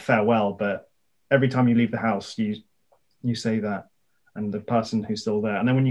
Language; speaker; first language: English; native; English